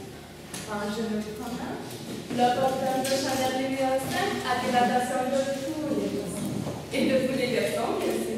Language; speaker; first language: French; non-native, learner; Lithuanian